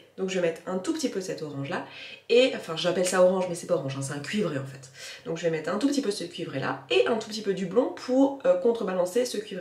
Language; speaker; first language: French; native; French